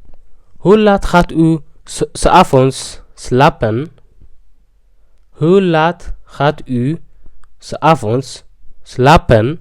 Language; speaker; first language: Dutch; non-native, fluent; Tigrinya